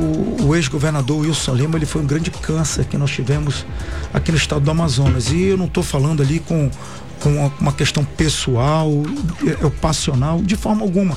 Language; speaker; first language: Portuguese; native; Portuguese